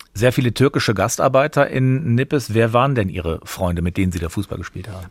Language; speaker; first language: German; native; German